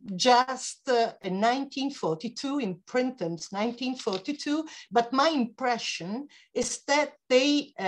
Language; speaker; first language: English; non-native, fluent; Italian